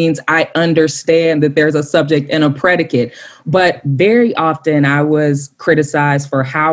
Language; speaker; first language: English; native; English